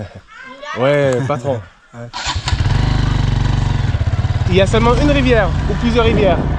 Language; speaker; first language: French; non-native, learner; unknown